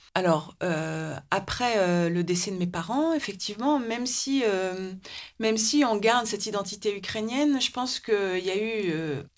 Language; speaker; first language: French; native; French